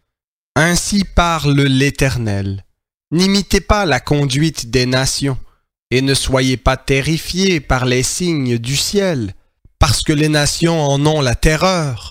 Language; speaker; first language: French; native; French